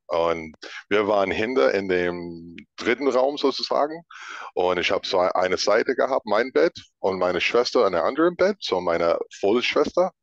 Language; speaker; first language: German; non-native, fluent; English